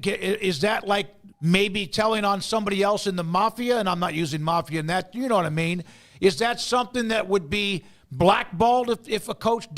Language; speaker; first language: English; native; English